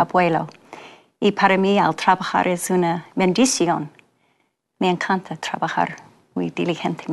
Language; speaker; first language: Spanish; non-native, fluent; English